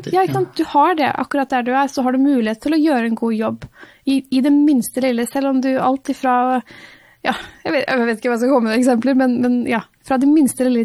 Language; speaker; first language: Norwegian; native; Norwegian